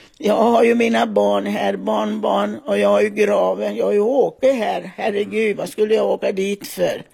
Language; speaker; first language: Swedish; non-native, fluent; Italian